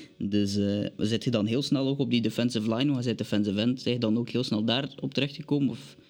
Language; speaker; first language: Dutch; native; Dutch